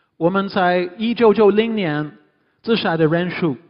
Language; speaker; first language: Chinese; non-native, fluent; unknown